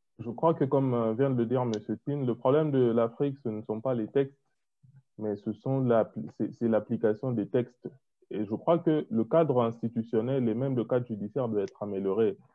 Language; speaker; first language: French; non-native, local second language; Lingala